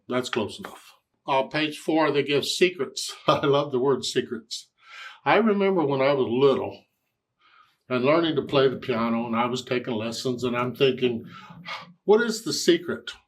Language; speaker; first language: English; native; English